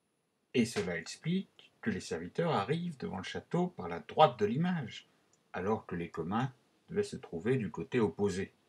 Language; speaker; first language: French; native; French